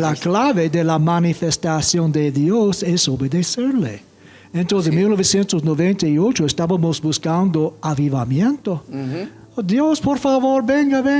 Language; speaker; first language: Spanish; non-native, fluent; English